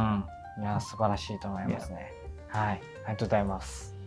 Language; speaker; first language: Japanese; native; Japanese